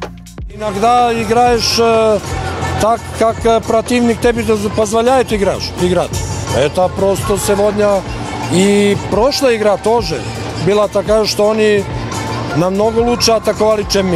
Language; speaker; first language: Russian; non-native, fluent; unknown